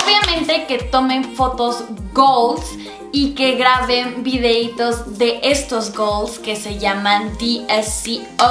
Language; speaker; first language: Spanish; native; Spanish